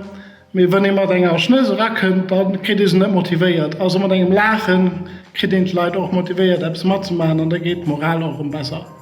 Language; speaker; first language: German; non-native, local second language; Luxembourgish